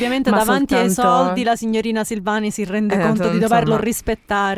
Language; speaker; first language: Italian; native; Italian